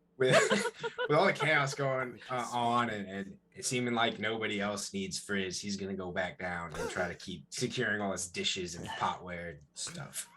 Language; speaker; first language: English; native; English